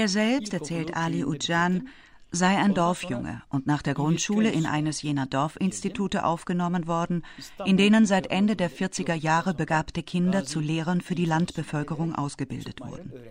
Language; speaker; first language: German; native; German